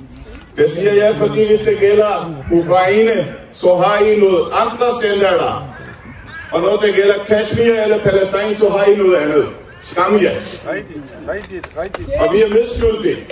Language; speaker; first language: Danish; non-native, fluent; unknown